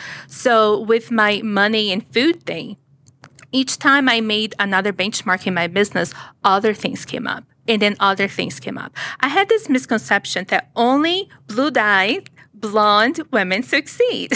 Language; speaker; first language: English; non-native, fluent; Portuguese